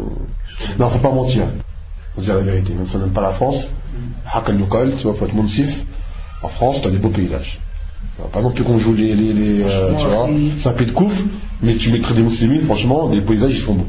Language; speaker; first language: French; native; French